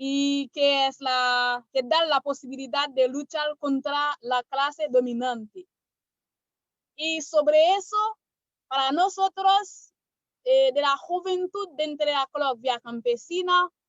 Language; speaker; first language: Spanish; non-native, learner; Haitian Creole